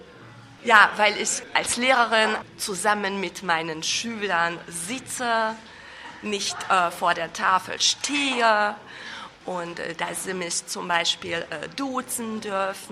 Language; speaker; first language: German; non-native, fluent; Hungarian